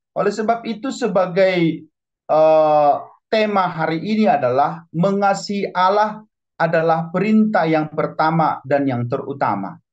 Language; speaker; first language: Indonesian; non-native, local second language; Batak Toba